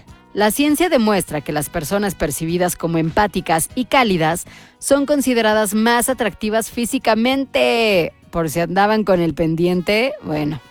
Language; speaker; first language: Spanish; native; Spanish